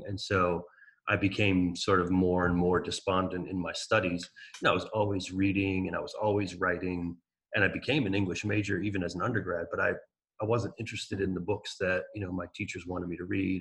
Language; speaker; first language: English; native; English